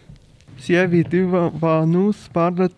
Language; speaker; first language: French; non-native, learner; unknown